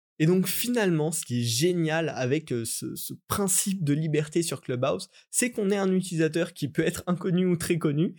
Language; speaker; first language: French; native; French